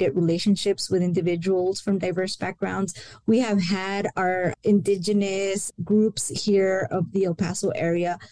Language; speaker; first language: English; early bilingual, other home language; Spanish